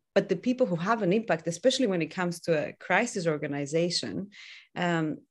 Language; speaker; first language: English; non-native, fluent; Greek